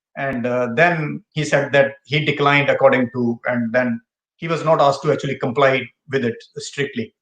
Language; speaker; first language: English; non-native, local second language; Punjabi